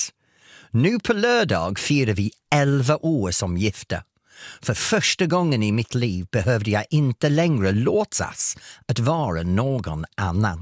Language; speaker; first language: Swedish; non-native, fluent; English